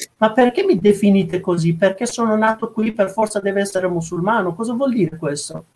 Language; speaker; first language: Italian; non-native, fluent; Persian